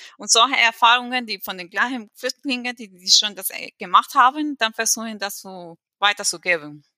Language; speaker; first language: German; non-native, fluent; Spanish